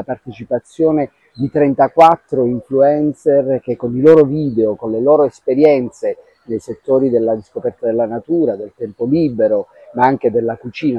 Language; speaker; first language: Italian; native; Italian